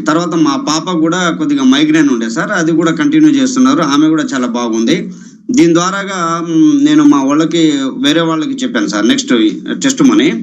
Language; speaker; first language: Telugu; non-native, local second language; Lambadi